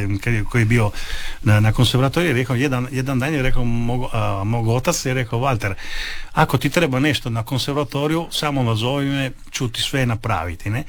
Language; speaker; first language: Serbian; early bilingual, heritage; Italian